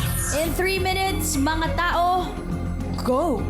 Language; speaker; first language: Filipino; native; Filipino